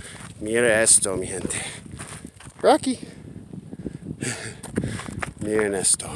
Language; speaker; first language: Spanish; non-native, learner; English